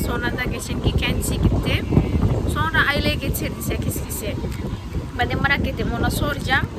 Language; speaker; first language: Turkish; non-native, learner; Indonesian